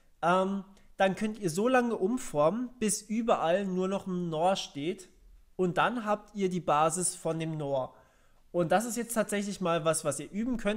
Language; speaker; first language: German; native; German